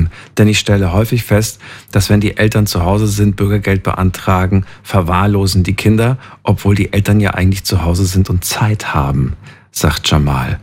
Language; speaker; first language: German; native; German